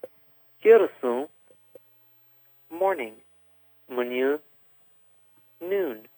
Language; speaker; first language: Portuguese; non-native, fluent; English